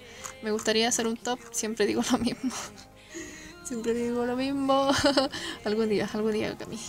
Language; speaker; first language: Spanish; native; Spanish